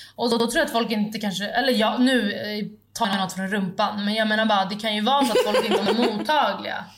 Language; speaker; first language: Swedish; early bilingual, other home language; Italian